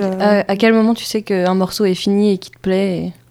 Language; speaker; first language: French; native; French